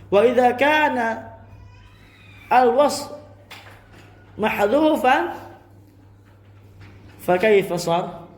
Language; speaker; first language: Arabic; non-native, fluent; Indonesian